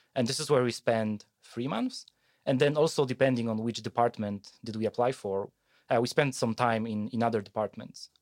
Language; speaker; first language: English; non-native, fluent; Polish